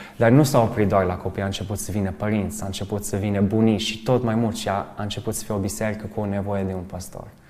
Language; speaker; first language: Romanian; early bilingual, other home language; English